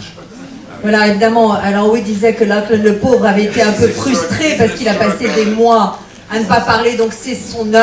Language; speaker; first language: French; native; French